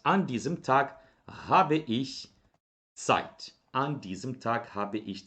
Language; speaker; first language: German; non-native, fluent; Portuguese